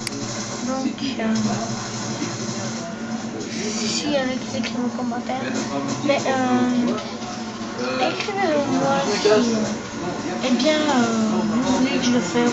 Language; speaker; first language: French; native; French